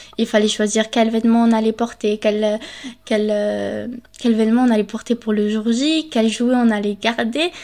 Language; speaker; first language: French; early bilingual, other home language; Spanish